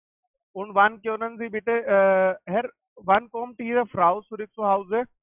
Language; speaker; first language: German; non-native, learner; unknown